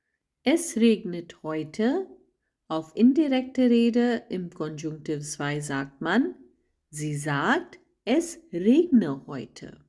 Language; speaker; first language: German; non-native, fluent; Hindi